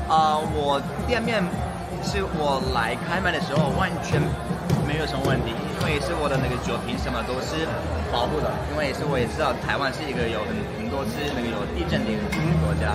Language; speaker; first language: Chinese; non-native, fluent; Turkish